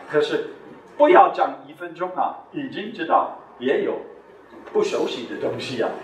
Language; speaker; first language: Chinese; non-native, fluent; English